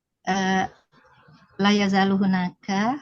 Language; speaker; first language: Arabic; non-native, learner; Indonesian